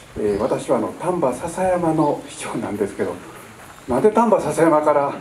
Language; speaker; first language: Japanese; native; Japanese